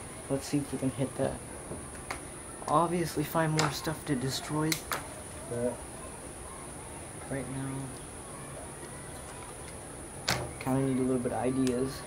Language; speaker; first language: English; native; English